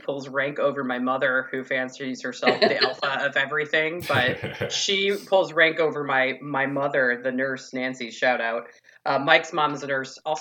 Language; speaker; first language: English; native; English